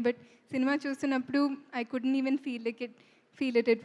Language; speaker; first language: Telugu; non-native, fluent; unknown